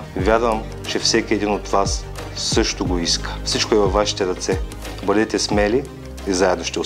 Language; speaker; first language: Bulgarian; native; Bulgarian